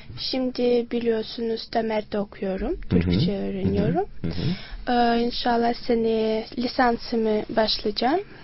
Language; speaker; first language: Turkish; non-native, learner; Swati